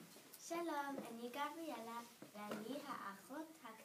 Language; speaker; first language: Hebrew; non-native, learner; English